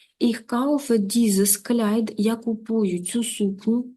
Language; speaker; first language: German; non-native, fluent; Ukrainian